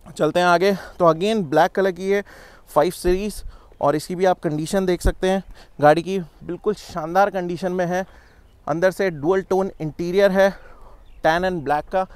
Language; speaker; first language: Hindi; native; Hindi